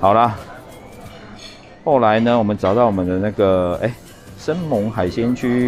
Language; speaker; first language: Chinese; native; Chinese